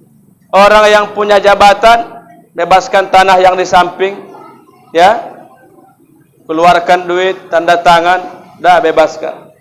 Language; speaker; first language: Indonesian; native; Indonesian